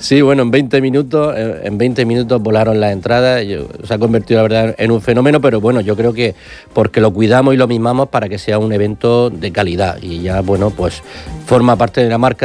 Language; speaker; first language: Spanish; native; Spanish